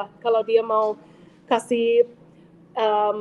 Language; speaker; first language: Indonesian; non-native, fluent; English